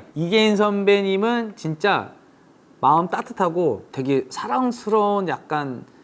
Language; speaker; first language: Korean; early bilingual, other home language; English